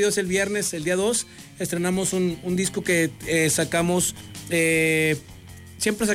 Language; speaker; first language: Spanish; native; Spanish